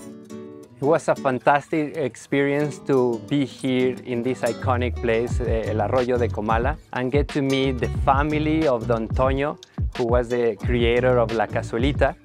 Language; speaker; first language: English; non-native, fluent; Spanish